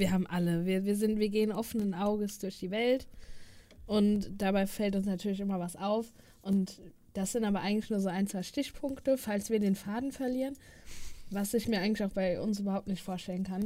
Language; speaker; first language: German; native; German